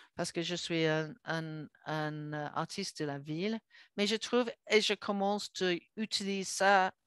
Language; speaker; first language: French; non-native, learner; English